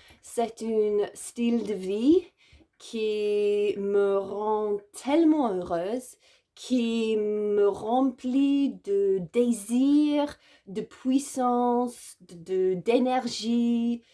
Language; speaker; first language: French; non-native, learner; English